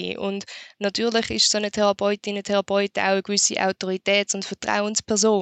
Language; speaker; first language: German; native; German